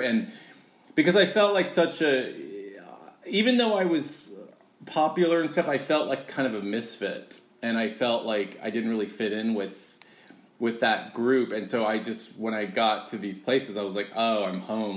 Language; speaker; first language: English; native; English